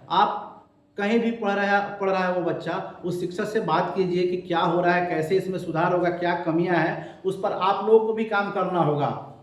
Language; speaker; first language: Hindi; native; Hindi